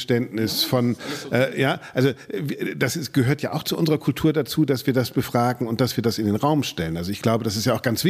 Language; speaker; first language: German; native; German